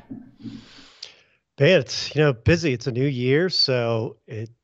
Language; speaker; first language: English; early bilingual, other home language; Hindi